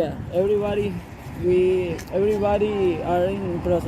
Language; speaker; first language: English; non-native, learner; Spanish